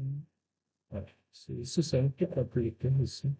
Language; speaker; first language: French; non-native, fluent; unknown